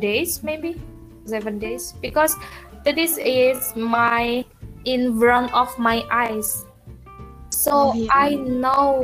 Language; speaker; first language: English; non-native, learner; Indonesian